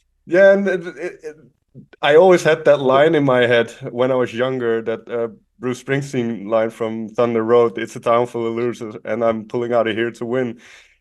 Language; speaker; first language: English; non-native, fluent; Dutch